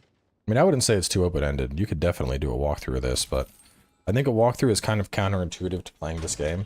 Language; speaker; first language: English; native; English